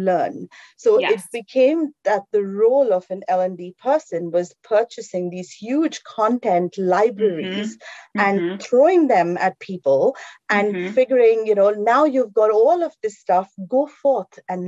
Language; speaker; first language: English; non-native, local second language; Konkani